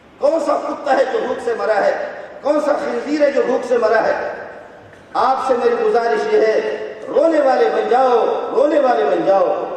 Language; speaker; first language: Urdu; non-native, local second language; Brahui